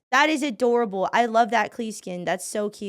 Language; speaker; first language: English; native; English